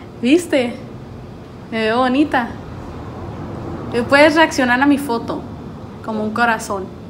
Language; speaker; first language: Spanish; early bilingual, heritage; Spanish